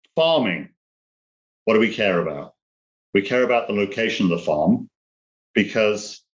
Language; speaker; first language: English; native; English